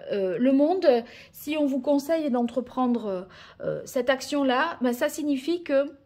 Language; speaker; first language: French; native; French